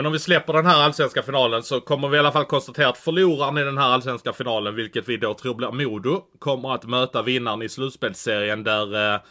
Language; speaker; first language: Swedish; native; Swedish